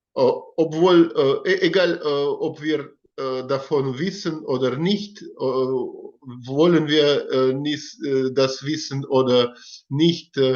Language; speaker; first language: German; non-native, learner; Russian